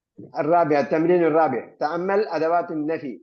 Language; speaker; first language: Arabic; non-native, fluent; Malayalam